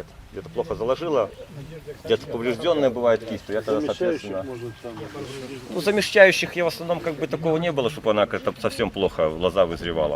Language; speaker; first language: Russian; native; Russian